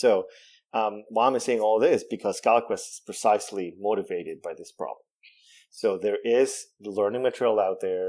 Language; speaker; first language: English; non-native, fluent; Spanish